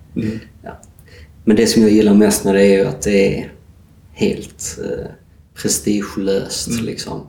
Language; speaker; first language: Swedish; native; Swedish